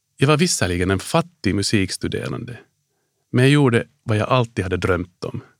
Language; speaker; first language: Swedish; native; Swedish